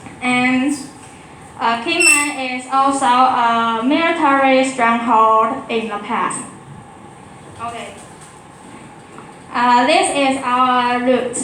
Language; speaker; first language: English; non-native, learner; Chinese